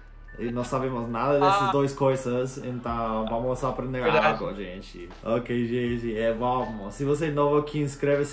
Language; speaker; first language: Portuguese; non-native, fluent; English